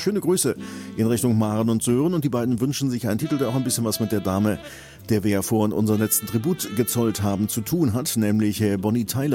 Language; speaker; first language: German; native; German